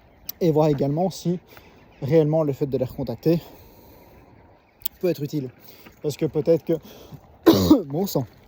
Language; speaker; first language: French; native; French